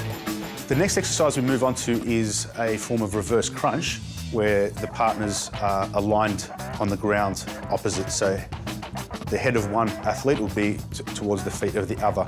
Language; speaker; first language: English; native; English